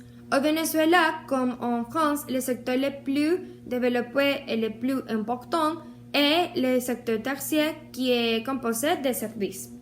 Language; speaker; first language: French; non-native, learner; Spanish